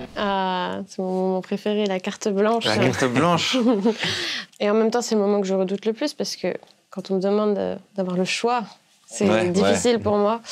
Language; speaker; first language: French; native; French